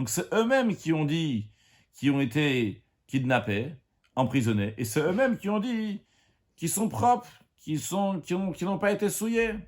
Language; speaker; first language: French; native; French